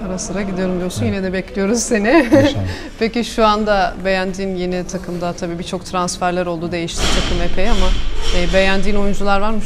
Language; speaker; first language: Turkish; native; Turkish